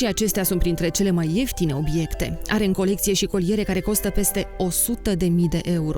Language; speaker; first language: Romanian; native; Romanian